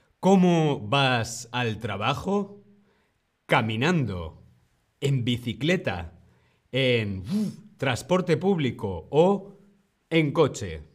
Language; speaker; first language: Spanish; non-native, fluent; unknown